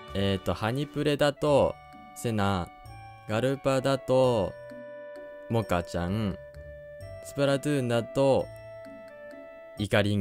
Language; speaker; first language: Japanese; native; Japanese